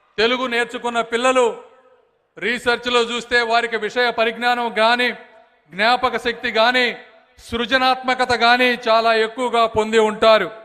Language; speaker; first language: Telugu; native; Telugu